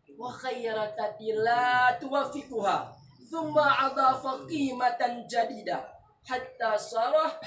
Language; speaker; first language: Arabic; non-native, learner; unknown